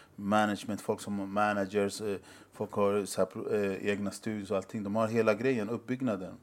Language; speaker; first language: Swedish; early bilingual, other home language; Spanish